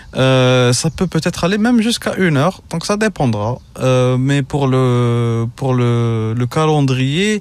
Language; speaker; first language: French; non-native, local second language; Arabic